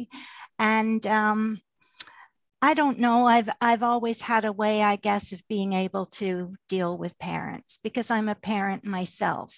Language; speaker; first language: English; native; English